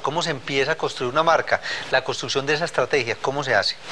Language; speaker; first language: Spanish; native; Spanish